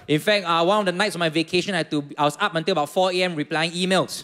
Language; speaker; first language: English; native; English